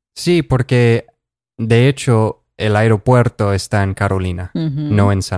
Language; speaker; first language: Spanish; non-native, fluent; English